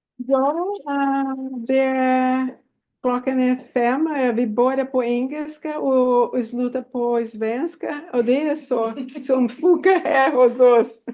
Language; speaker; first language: Swedish; non-native, fluent; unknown